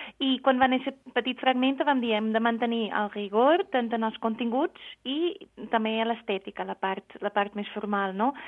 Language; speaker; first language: Catalan; non-native, fluent; Portuguese